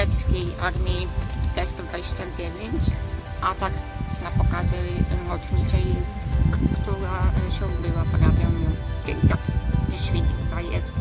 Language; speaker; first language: Polish; native; Polish